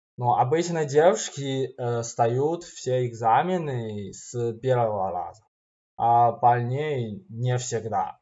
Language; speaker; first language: Russian; non-native, learner; Chinese